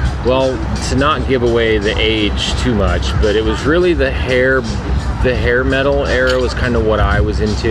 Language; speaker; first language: English; native; English